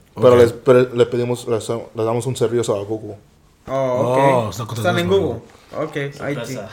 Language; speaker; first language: Spanish; early bilingual, heritage; Spanish